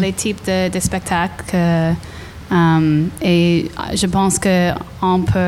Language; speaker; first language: French; non-native, learner; English